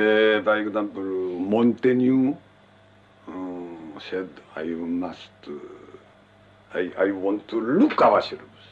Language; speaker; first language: English; non-native, learner; Japanese